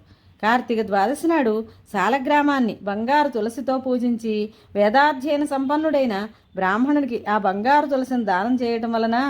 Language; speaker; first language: Telugu; native; Telugu